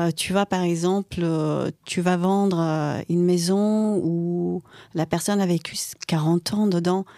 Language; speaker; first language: French; non-native, fluent; Croatian